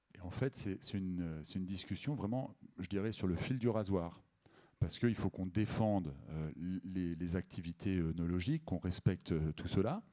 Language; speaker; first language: French; native; French